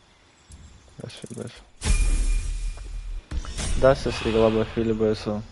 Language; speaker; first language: German; non-native, learner; Russian